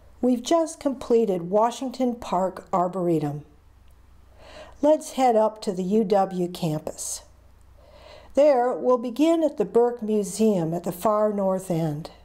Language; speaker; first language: English; native; English